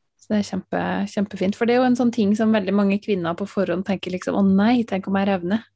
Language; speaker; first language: Norwegian; native; Norwegian